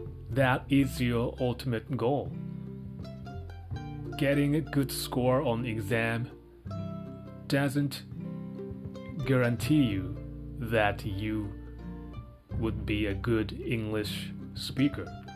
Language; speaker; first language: English; non-native, fluent; Japanese